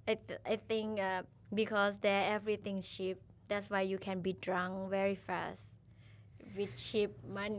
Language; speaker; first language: English; non-native, learner; Thai